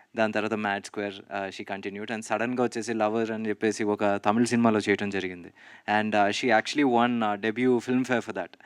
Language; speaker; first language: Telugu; native; Telugu